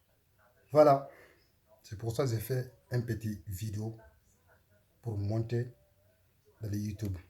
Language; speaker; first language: French; non-native, learner; Soninke